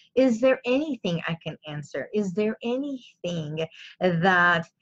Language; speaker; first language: English; non-native, fluent; Armenian